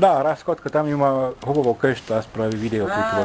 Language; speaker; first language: Bulgarian; non-native, learner; Finnish